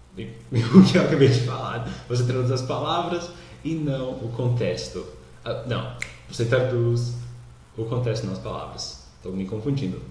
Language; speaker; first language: Portuguese; non-native, fluent; English